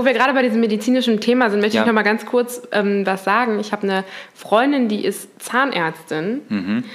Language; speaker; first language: German; native; German